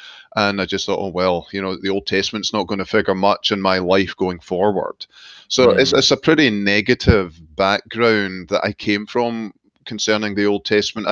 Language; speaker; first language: English; native; English